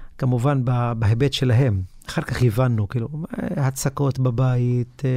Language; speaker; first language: Hebrew; non-native, local second language; Arabic